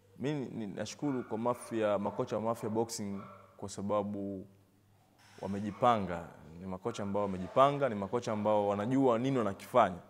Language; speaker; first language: Swahili; native; Swahili